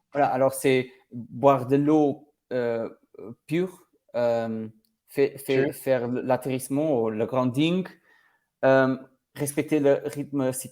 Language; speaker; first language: French; non-native, learner; Portuguese